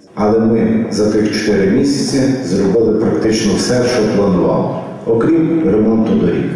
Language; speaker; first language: Ukrainian; native; Ukrainian